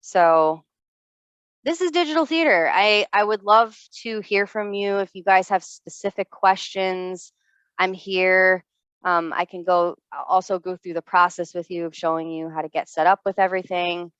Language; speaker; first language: English; native; English